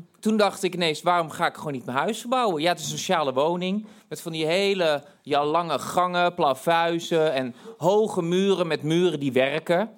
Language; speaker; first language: Dutch; native; Dutch